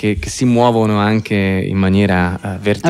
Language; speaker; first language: Italian; native; Italian